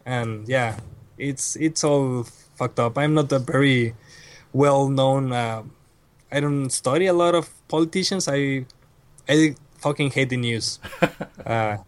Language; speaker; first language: English; non-native, fluent; Spanish